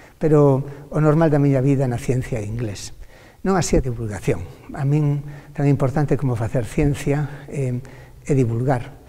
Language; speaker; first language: Galician; native; Galician